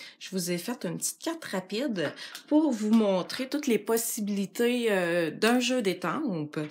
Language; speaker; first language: French; native; French